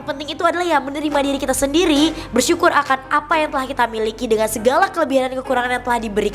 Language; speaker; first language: Indonesian; native; Indonesian